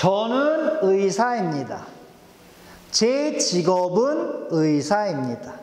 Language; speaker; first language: Korean; non-native, fluent; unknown